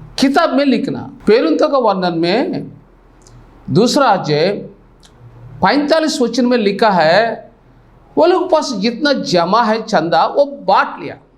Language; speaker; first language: Hindi; non-native, local second language; Telugu